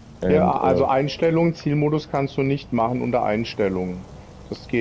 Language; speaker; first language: German; native; German